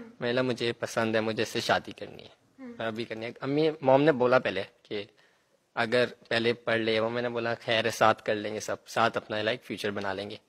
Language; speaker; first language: Urdu; early bilingual, heritage; Urdu